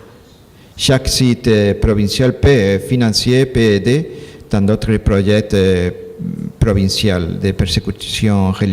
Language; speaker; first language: French; non-native, learner; Spanish